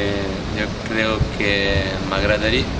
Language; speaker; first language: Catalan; non-native, learner; Italian